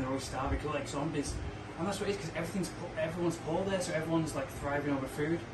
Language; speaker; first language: English; native; English